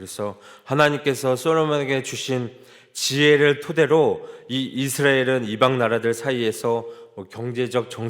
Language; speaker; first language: Korean; native; Korean